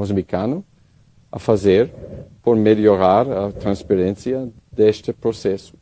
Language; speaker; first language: Portuguese; non-native, learner; English